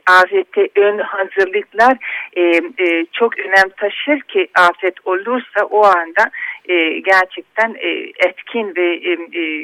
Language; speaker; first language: Turkish; non-native, fluent; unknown